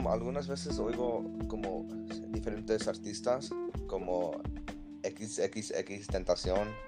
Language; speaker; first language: Spanish; early bilingual, heritage; Spanish